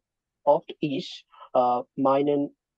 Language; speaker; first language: German; non-native, learner; Bangla